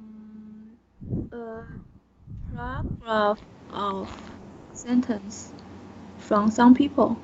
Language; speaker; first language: English; non-native, learner; Chinese